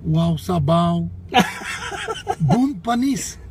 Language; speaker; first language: Filipino; non-native, learner; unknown